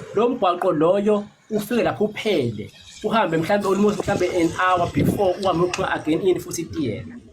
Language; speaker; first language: Zulu; non-native, local second language; Xhosa